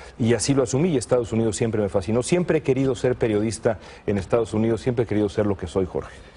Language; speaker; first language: Spanish; native; Spanish